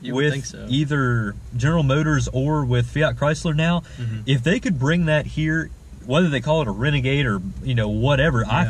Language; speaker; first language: English; native; English